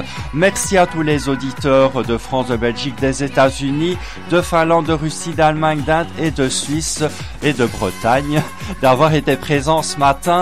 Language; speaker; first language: French; native; French